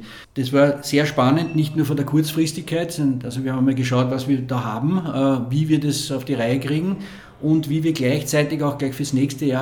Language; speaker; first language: German; native; German